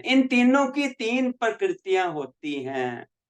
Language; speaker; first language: Hindi; native; Hindi